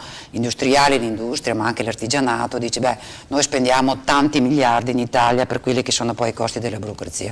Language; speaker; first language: Italian; native; Italian